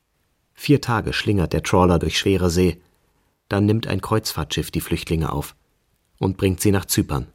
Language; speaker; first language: German; native; German